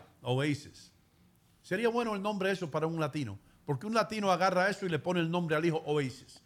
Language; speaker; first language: Spanish; native; Spanish